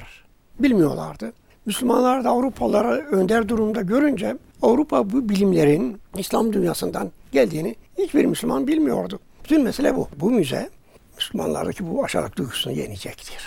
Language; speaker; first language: Turkish; native; Turkish